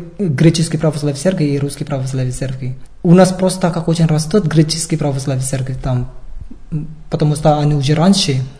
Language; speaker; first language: Russian; non-native, learner; Indonesian